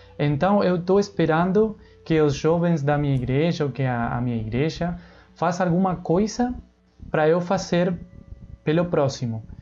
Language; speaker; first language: Portuguese; non-native, fluent; Spanish